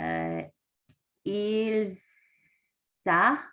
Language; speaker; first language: French; non-native, learner; English